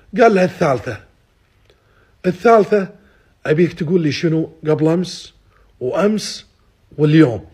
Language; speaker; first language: Arabic; native; Arabic